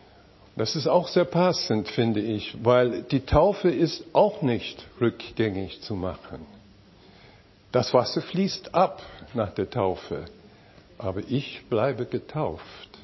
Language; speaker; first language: German; non-native, fluent; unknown